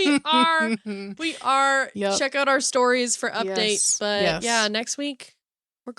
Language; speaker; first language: English; native; English